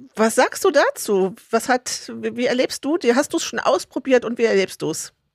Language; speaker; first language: German; native; German